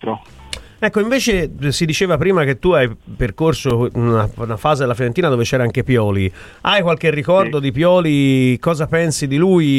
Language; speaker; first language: Italian; native; Italian